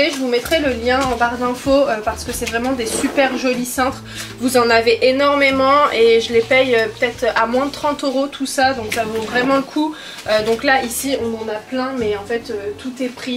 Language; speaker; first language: French; native; French